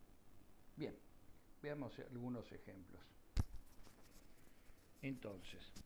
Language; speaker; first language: Spanish; native; Spanish